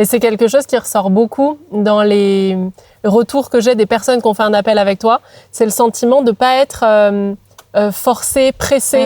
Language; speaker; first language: French; native; French